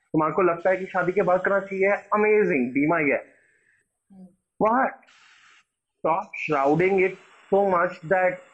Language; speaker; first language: Hindi; native; Hindi